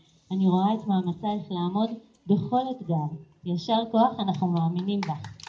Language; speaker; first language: Hebrew; native; Hebrew